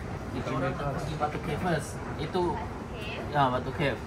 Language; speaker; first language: Indonesian; native; Indonesian